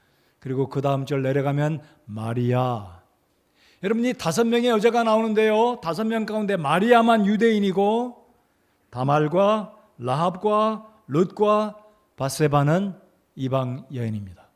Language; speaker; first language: Korean; native; Korean